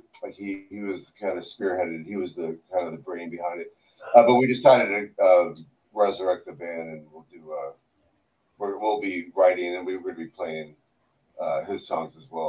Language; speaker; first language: English; native; English